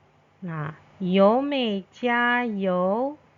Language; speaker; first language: Chinese; non-native, fluent; Indonesian